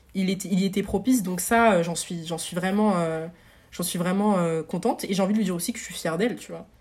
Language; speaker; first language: French; native; French